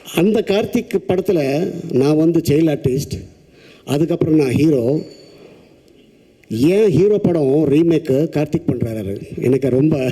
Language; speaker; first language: Tamil; non-native, local second language; Telugu